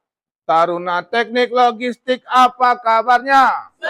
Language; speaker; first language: Indonesian; native; Indonesian